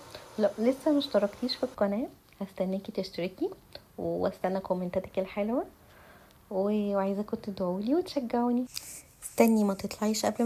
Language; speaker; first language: Arabic; native; Arabic